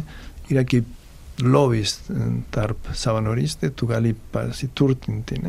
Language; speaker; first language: Lithuanian; non-native, fluent; Catalan